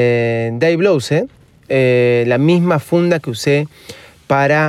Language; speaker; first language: Spanish; native; Spanish